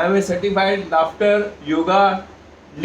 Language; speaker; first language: English; non-native, local second language; Punjabi